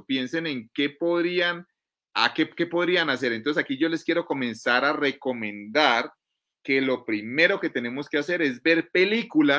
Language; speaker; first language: Spanish; native; Spanish